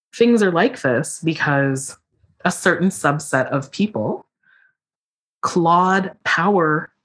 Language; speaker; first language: English; native; English